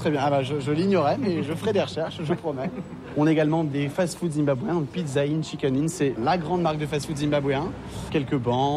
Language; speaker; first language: French; native; French